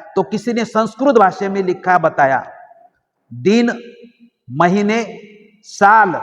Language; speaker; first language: Hindi; non-native, local second language; Marathi